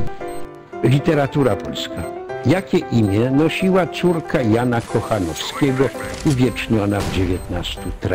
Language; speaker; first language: Polish; native; Polish